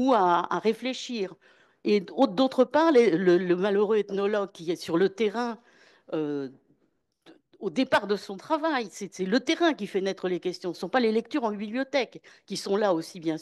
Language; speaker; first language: French; native; French